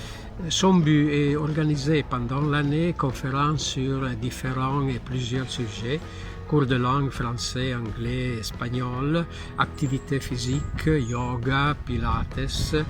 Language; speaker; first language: French; non-native, learner; Italian